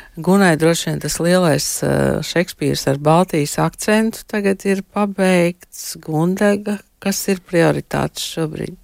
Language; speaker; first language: Latvian; native; Latvian